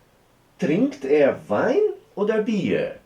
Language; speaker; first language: German; non-native, fluent; Portuguese